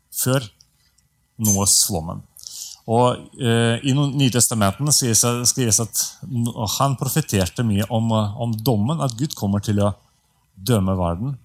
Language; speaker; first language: Norwegian; non-native, fluent; Russian